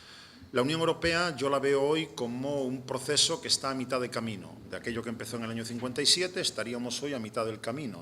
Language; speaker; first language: Spanish; native; Spanish